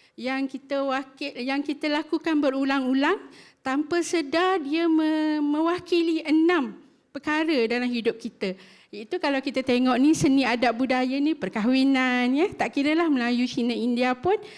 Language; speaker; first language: Malay; native; Malay